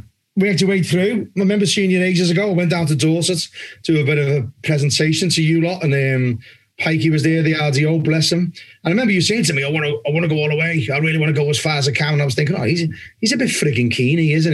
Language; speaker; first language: English; native; English